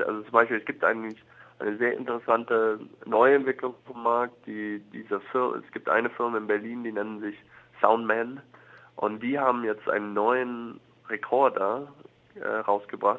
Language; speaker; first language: German; non-native, fluent; English